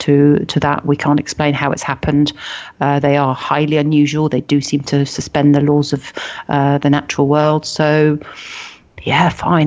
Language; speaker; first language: English; native; English